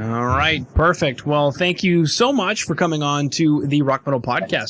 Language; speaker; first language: English; native; English